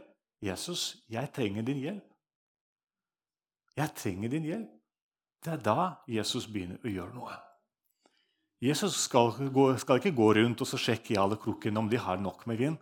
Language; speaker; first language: Norwegian; non-native, fluent; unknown